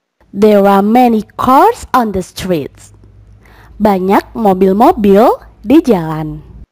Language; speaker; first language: English; non-native, fluent; Indonesian